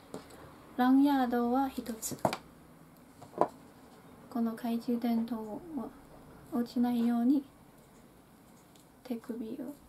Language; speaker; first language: Japanese; non-native, fluent; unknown